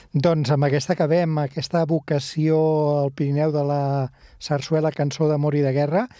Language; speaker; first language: Catalan; native; Catalan